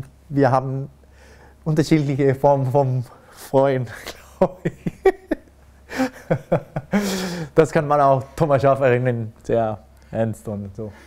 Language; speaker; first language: German; non-native, fluent; Spanish